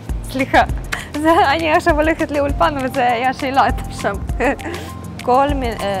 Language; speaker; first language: Hebrew; non-native, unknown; Russian